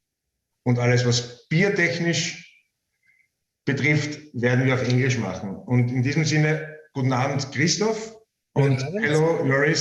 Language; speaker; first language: German; native; German